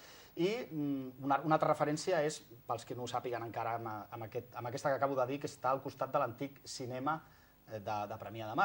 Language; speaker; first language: Catalan; native; Catalan